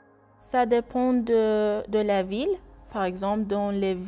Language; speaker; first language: French; non-native, learner; Persian